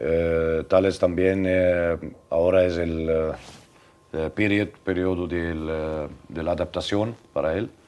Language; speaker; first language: Spanish; non-native, learner; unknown